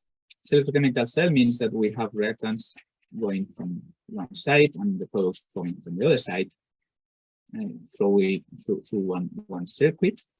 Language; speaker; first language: English; non-native, fluent; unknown